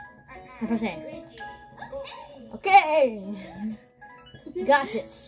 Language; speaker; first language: English; native; English